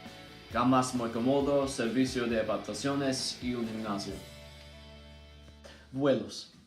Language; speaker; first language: Spanish; non-native, learner; English